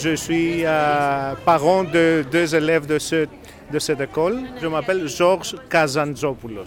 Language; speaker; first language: French; non-native, learner; Greek